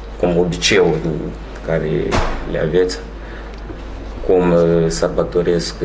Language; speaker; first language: Romanian; non-native, fluent; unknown